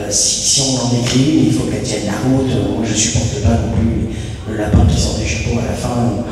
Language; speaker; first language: French; native; French